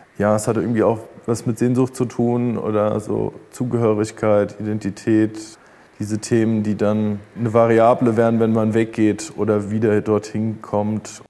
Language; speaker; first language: German; early bilingual, other home language; Croatian